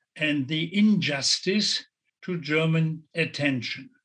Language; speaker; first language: English; non-native, fluent; German